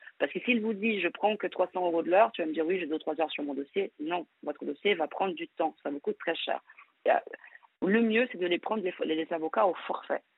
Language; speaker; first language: French; non-native, fluent; Portuguese